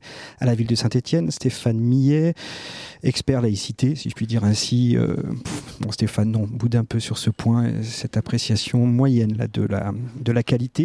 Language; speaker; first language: French; native; French